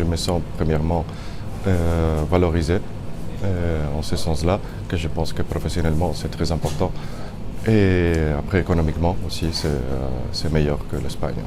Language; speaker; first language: French; non-native, fluent; Spanish